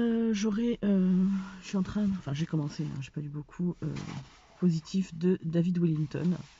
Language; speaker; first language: French; native; French